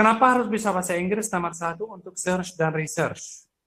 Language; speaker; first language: Indonesian; non-native, fluent; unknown